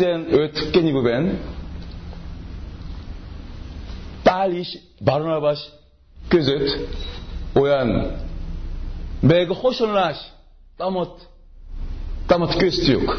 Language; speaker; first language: Hungarian; non-native, learner; Korean